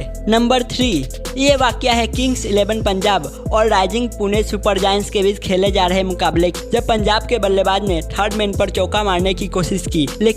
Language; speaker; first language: Hindi; native; Hindi